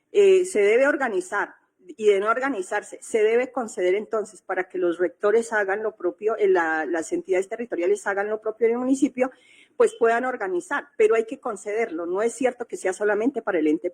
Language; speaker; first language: Spanish; native; Spanish